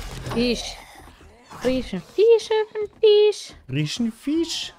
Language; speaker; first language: German; native; German